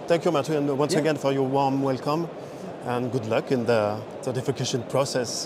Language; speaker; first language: English; non-native, fluent; French